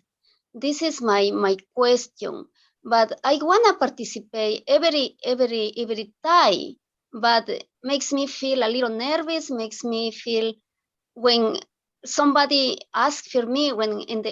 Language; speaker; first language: English; non-native, learner; Spanish